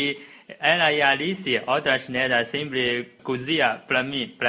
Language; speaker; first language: Portuguese; non-native, learner; Chinese